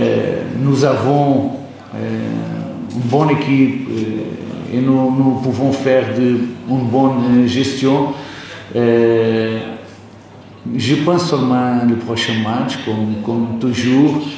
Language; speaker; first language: French; non-native, learner; Portuguese